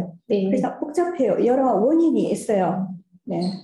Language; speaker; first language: Korean; non-native, learner; Arabic